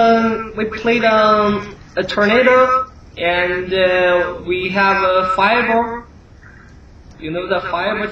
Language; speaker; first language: English; non-native, learner; Chinese